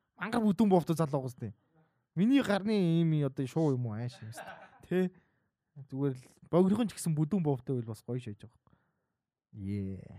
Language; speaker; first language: Mongolian; native; Mongolian